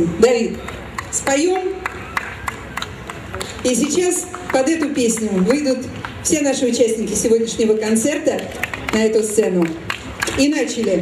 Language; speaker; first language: Russian; native; Russian